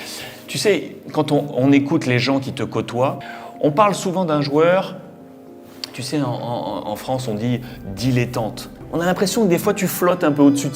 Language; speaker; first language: French; native; French